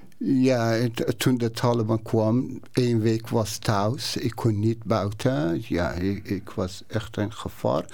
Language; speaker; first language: Dutch; non-native, learner; Persian